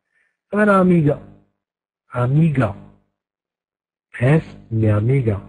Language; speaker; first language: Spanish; non-native, fluent; Arabic